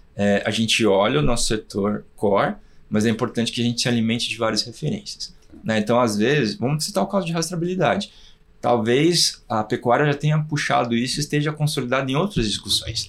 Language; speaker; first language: Portuguese; native; Portuguese